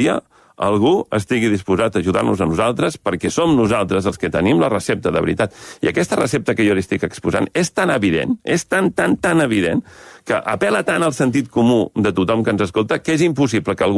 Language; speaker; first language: Catalan; native; Catalan